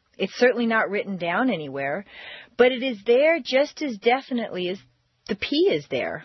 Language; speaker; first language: English; native; English